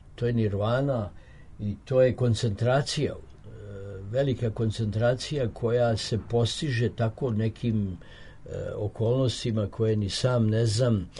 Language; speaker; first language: Serbian; native; Serbian